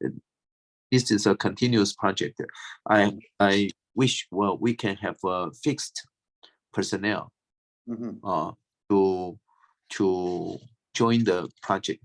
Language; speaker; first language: English; non-native, fluent; Chinese